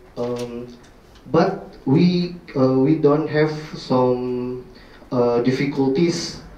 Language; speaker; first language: English; non-native, learner; Indonesian